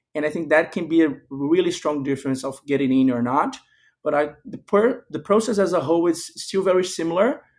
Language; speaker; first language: English; non-native, fluent; Portuguese